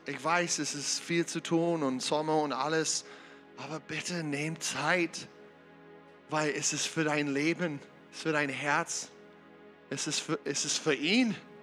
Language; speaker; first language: German; non-native, learner; English